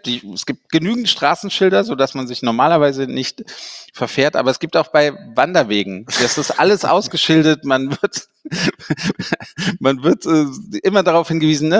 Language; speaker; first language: German; native; German